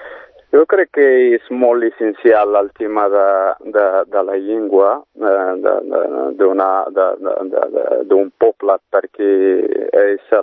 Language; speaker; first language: Catalan; non-native, fluent; Berber languages